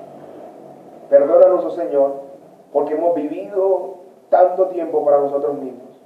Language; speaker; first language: Spanish; native; Spanish